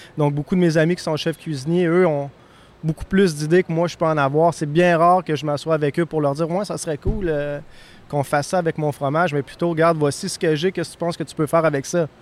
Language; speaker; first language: French; native; French